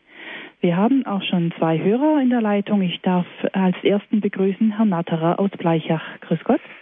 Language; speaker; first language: German; native; German